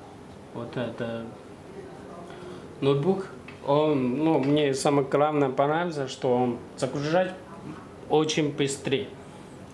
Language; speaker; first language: Russian; non-native, learner; Chinese